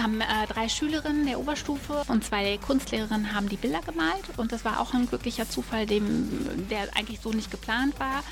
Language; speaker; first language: German; native; German